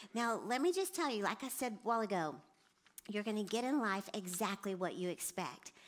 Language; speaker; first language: English; native; English